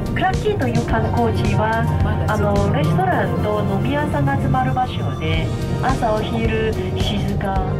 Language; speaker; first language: Japanese; non-native, learner; Chinese